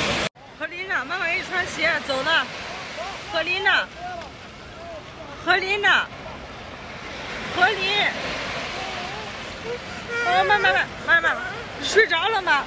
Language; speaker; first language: Chinese; native; Chinese